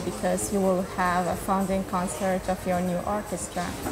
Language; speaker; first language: English; non-native, fluent; Ukrainian